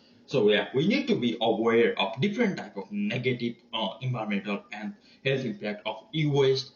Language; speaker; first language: English; non-native, learner; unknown